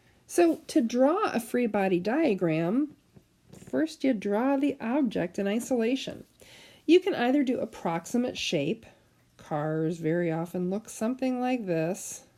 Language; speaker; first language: English; native; English